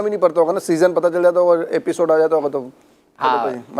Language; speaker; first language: Urdu; native; Urdu